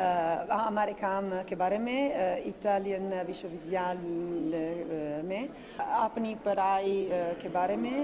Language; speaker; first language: Hindi; non-native, fluent; Italian